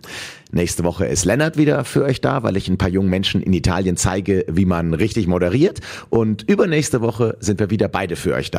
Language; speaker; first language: German; native; German